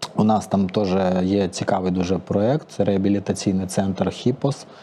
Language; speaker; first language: Ukrainian; native; Ukrainian